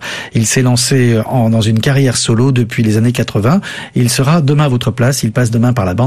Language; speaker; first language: French; native; French